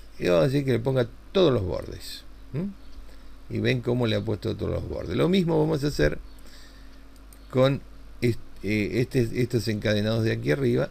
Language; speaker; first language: Spanish; native; Spanish